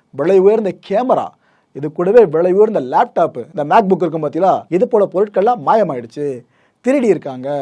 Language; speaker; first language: Tamil; native; Tamil